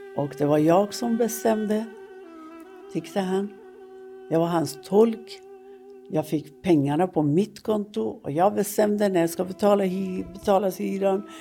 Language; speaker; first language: Swedish; non-native, fluent; Persian